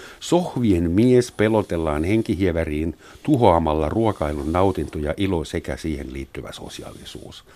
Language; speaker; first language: Finnish; non-native, fluent; German